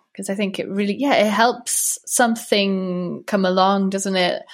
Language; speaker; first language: English; native; English